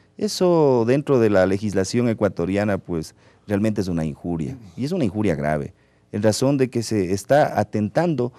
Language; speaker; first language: Spanish; native; Spanish